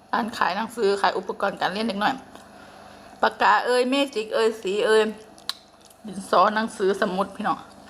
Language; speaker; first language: Thai; native; Thai